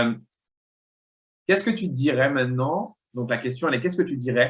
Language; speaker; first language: French; native; French